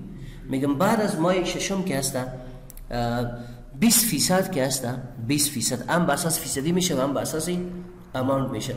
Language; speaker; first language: Persian; non-native, local second language; Pashto